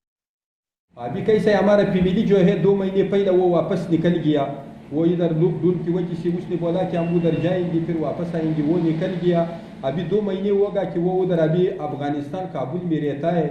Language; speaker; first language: Hindi; non-native, learner; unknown